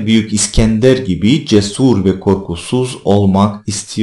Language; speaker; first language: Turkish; non-native, fluent; Russian